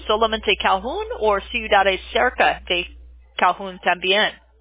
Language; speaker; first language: Spanish; non-native, learner; English